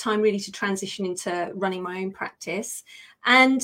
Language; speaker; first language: English; native; English